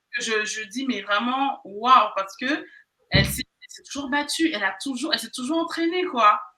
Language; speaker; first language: French; native; French